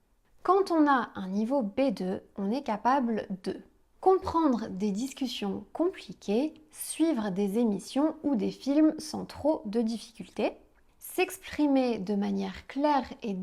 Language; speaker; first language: French; native; French